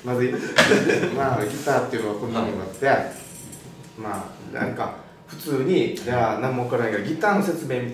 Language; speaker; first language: Japanese; native; Japanese